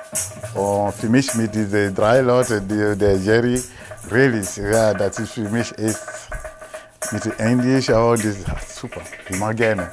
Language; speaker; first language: German; non-native, learner; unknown